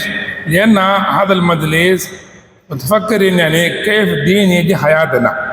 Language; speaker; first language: Arabic; non-native, learner; Indonesian